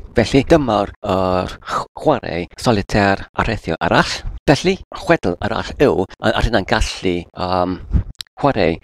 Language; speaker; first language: Welsh; non-native, learner; English